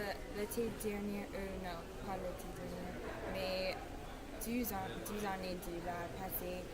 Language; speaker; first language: French; non-native, learner; English